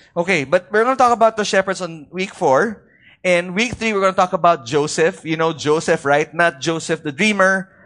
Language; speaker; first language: English; non-native, local second language; Filipino